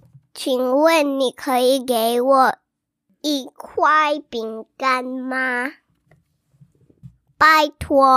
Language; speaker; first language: Chinese; early bilingual, heritage; English